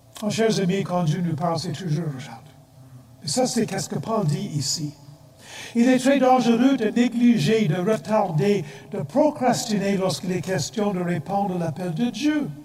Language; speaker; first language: French; non-native, fluent; English